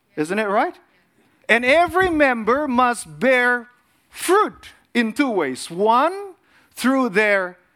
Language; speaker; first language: English; non-native, fluent; Indonesian